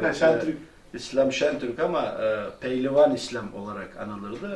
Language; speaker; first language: Turkish; early bilingual, other home language; Albanian